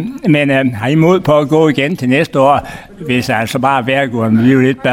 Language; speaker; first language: Danish; native; Danish